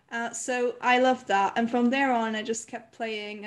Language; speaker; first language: English; early bilingual, other home language; German